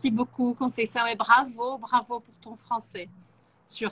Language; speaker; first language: French; non-native, fluent; Portuguese